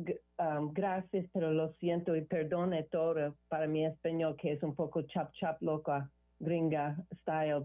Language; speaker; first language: Spanish; non-native, learner; English